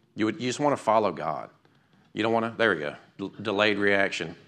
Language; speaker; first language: English; native; English